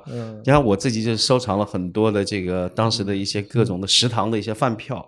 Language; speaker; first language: Chinese; non-native, local second language; Min Nan Chinese